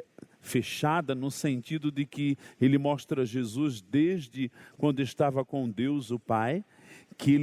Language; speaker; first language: Portuguese; native; Portuguese